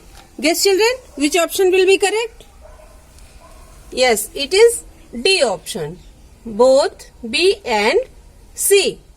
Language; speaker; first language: English; non-native, local second language; Hindi